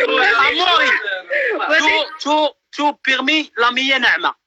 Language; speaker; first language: Italian; non-native, learner; Arabic